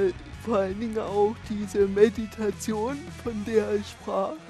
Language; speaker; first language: German; native; German